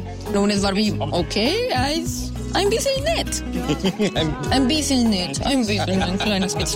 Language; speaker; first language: German; non-native, learner; Spanish